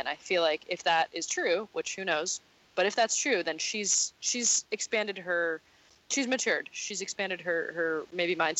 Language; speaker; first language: English; native; English